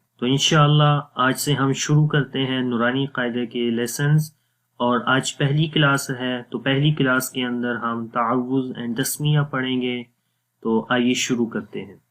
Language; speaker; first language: Urdu; non-native, local second language; Punjabi